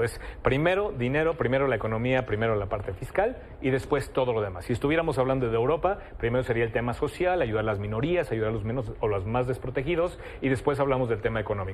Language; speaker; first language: Spanish; native; Spanish